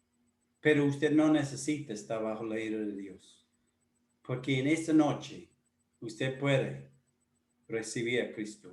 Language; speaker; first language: Spanish; non-native, fluent; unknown